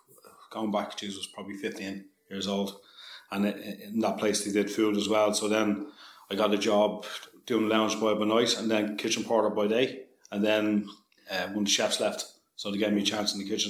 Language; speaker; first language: English; native; English